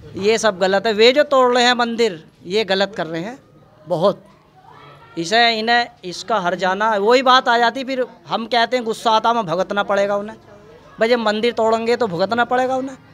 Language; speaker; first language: Hindi; native; Hindi